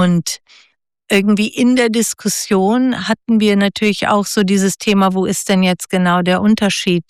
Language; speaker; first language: German; native; German